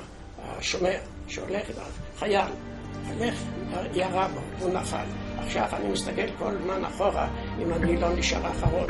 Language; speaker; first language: Hebrew; non-native, fluent; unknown